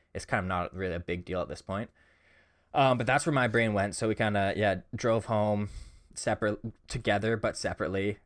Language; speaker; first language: English; native; English